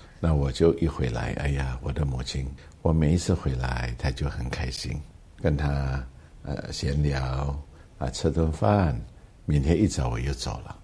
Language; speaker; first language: Chinese; early bilingual, heritage; Hakka Chinese